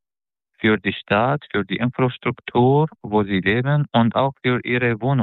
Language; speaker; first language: German; non-native, fluent; Arabic